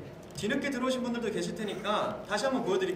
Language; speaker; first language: Korean; native; Korean